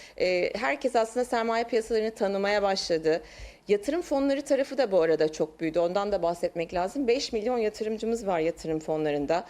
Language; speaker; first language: Turkish; native; Turkish